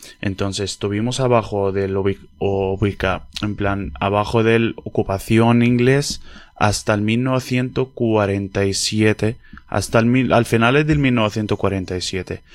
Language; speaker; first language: Spanish; non-native, fluent; Arabic